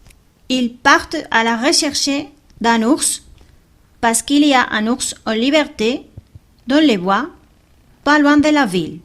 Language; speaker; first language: French; non-native, learner; Spanish